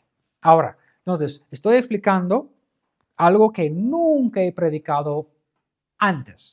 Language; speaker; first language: Spanish; non-native, fluent; English